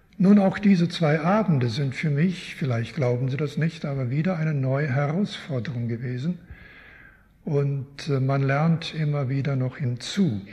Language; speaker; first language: German; early bilingual, heritage; German